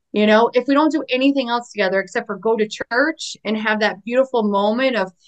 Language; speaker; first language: English; native; English